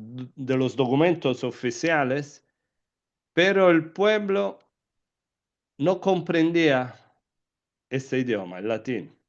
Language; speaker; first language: Spanish; non-native, fluent; Italian